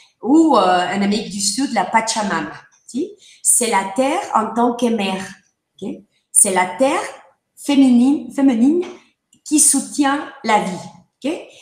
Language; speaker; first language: French; non-native, fluent; Spanish